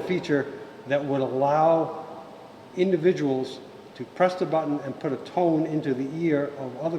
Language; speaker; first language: English; native; English